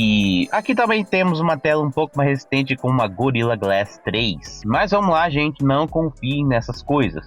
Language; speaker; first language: Portuguese; native; Portuguese